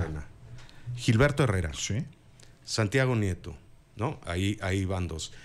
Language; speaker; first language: Spanish; native; Spanish